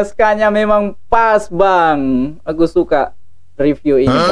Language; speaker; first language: Indonesian; native; Indonesian